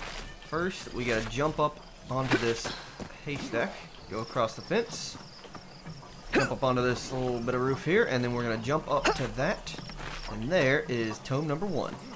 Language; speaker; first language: English; native; English